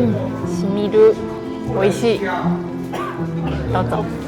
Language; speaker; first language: Japanese; non-native, fluent; Chinese